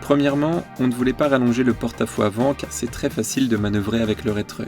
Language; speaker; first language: French; native; French